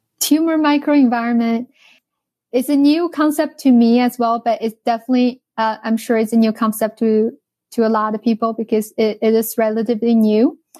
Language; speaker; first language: English; non-native, fluent; Chinese